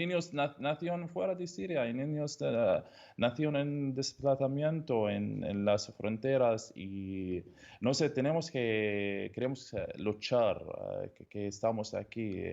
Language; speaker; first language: Spanish; non-native, learner; Arabic